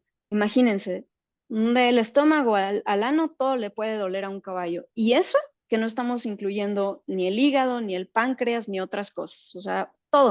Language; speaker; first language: Spanish; native; Spanish